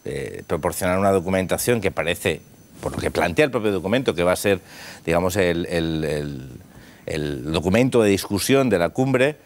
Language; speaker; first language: Spanish; non-native, local second language; Catalan